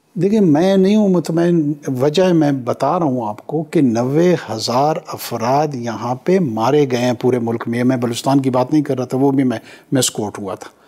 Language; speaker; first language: Urdu; non-native, local second language; Pashto